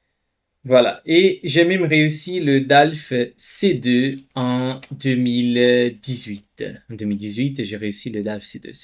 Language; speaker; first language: French; non-native, fluent; Portuguese